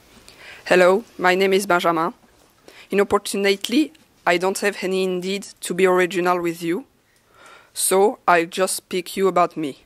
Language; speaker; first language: English; non-native, learner; French